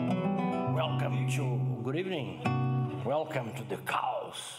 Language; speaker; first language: English; non-native, learner; Portuguese